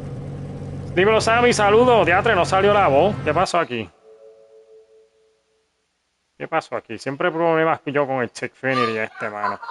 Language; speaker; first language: Spanish; early bilingual, heritage; Spanish